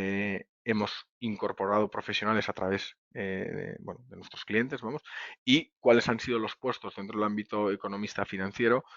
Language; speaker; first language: Spanish; native; Spanish